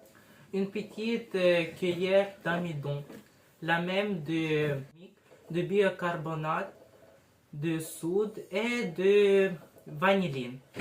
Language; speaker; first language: French; non-native, learner; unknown